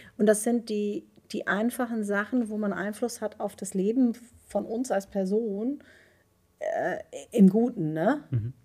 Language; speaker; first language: German; non-native, fluent; Dutch